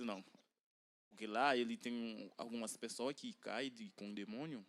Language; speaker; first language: Portuguese; non-native, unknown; Haitian Creole